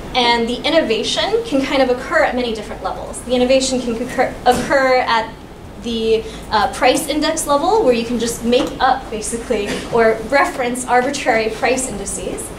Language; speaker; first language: English; native; English